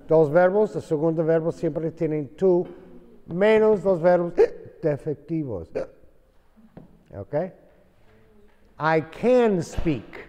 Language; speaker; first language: Spanish; non-native, fluent; English